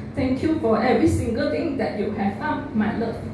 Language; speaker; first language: English; non-native, local second language; Chinese